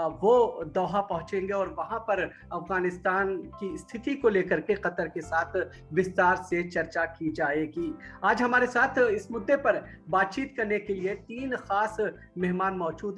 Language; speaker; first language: Hindi; native; Hindi